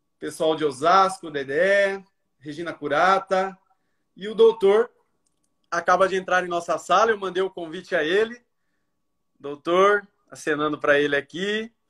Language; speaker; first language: Portuguese; native; Portuguese